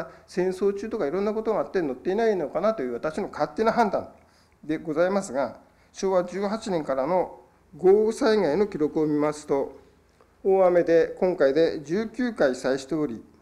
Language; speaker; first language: Japanese; native; Japanese